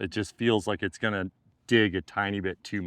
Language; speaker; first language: English; native; English